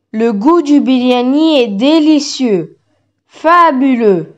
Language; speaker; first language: French; non-native, learner; Tamil